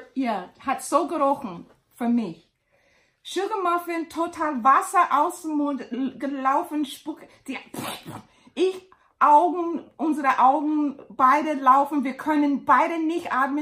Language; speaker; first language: German; non-native, learner; English